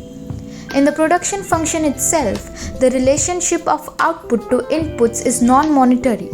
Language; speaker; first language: English; non-native, local second language; Gujarati